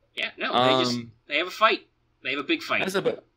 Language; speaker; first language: English; native; English